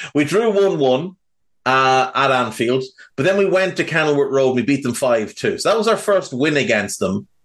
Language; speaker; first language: English; native; English